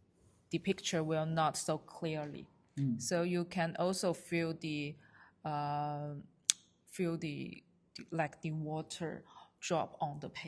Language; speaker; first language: English; non-native, learner; Chinese